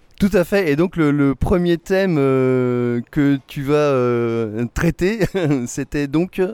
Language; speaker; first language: French; native; French